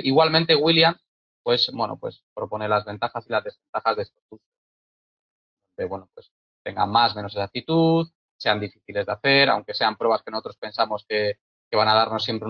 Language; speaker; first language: Spanish; native; Spanish